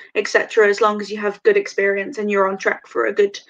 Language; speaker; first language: English; native; English